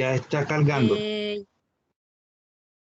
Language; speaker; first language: Spanish; native; Spanish